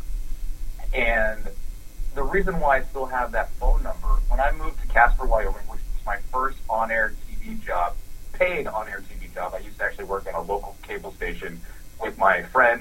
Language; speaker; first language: English; native; English